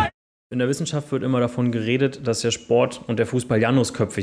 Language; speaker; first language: German; native; German